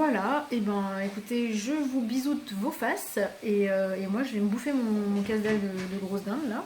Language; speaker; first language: French; native; French